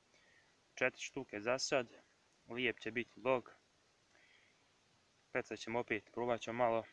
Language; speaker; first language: Serbian; native; Serbian